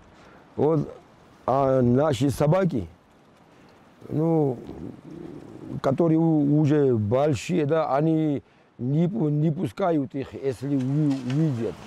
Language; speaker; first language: Russian; non-native, local second language; Georgian